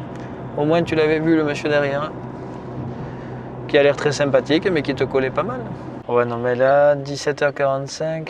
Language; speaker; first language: French; native; French